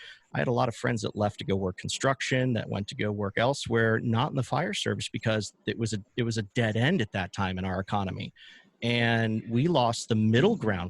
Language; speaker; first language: English; native; English